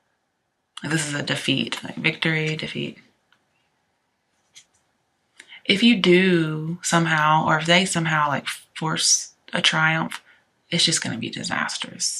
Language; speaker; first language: English; native; English